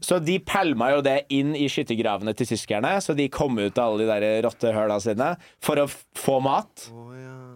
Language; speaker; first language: Norwegian; early bilingual, other home language; English